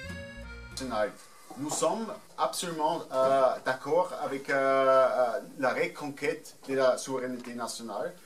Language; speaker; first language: French; non-native, fluent; German